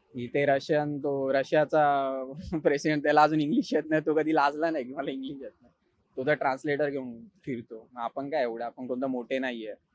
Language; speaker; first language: Marathi; native; Marathi